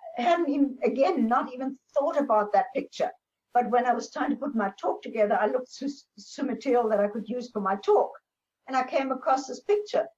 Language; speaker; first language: English; non-native, local second language; German